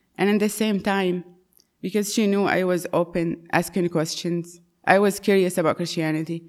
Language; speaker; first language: English; non-native, fluent; Arabic